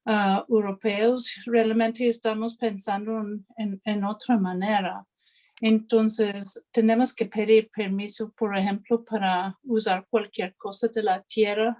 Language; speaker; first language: Spanish; non-native, fluent; English